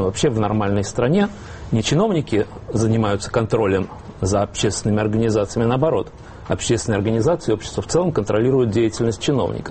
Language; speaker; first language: Russian; native; Russian